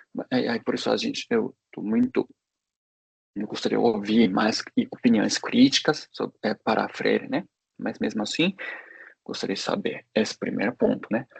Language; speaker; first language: Portuguese; non-native, fluent; Japanese